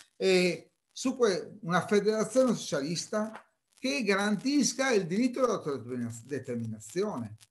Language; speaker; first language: Italian; native; Italian